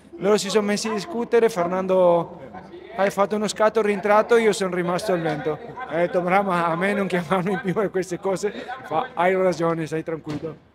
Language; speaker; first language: Italian; non-native, fluent; Spanish